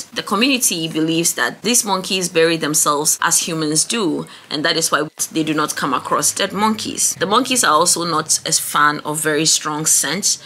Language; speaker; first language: English; non-native, local second language; Ewe